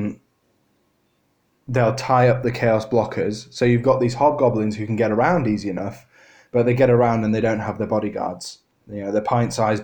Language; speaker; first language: English; native; English